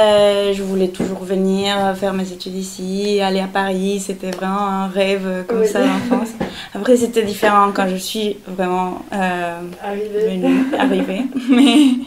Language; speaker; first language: French; non-native, fluent; Spanish